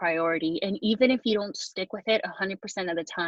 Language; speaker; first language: English; early bilingual, other home language; Spanish